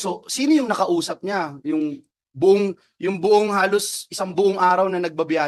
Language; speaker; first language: Filipino; native; Filipino